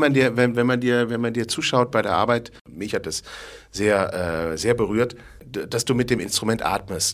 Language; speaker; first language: German; native; German